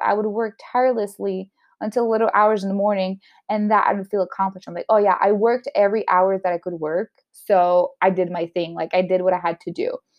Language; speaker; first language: English; non-native, local second language; French